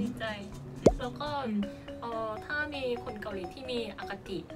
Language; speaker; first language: Thai; non-native, learner; Korean